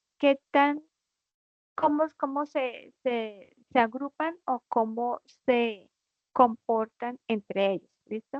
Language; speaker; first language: Spanish; native; Spanish